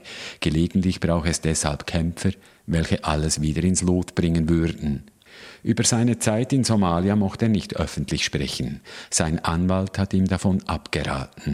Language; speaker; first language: German; native; German